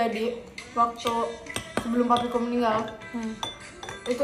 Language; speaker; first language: Indonesian; native; Indonesian